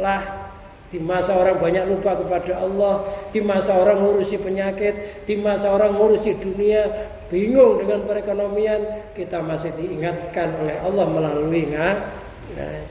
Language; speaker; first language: Indonesian; native; Indonesian